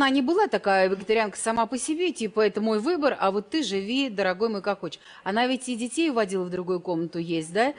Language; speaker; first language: Russian; native; Russian